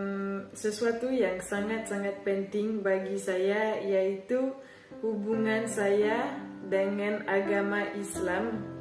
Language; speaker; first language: Indonesian; non-native, fluent; French